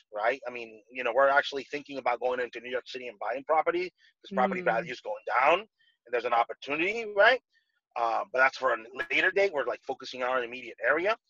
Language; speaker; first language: English; non-native, fluent; Spanish